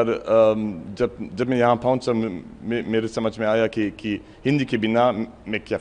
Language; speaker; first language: Hindi; non-native, learner; German